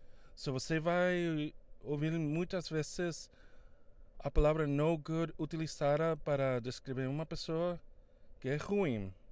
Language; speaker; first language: Portuguese; non-native, fluent; Spanish